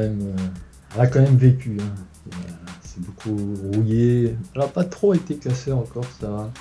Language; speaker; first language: French; native; French